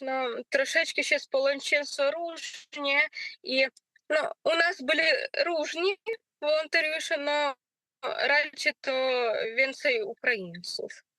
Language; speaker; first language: Polish; non-native, learner; Ukrainian